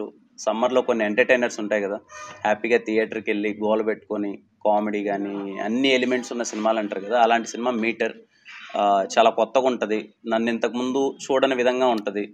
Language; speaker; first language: Telugu; native; Telugu